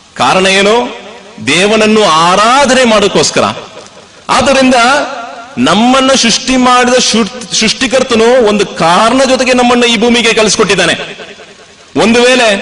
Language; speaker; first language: Kannada; non-native, local second language; Tamil